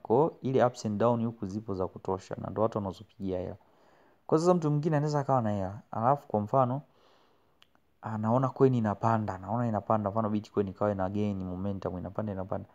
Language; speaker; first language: Swahili; native; Swahili